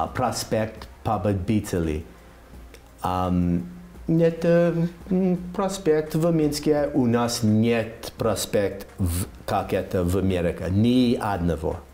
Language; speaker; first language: Russian; non-native, learner; English